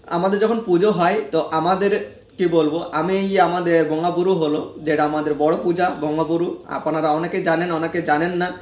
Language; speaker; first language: Bangla; non-native, local second language; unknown